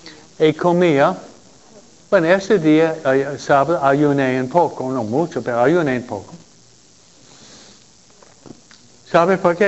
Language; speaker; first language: Spanish; non-native, fluent; English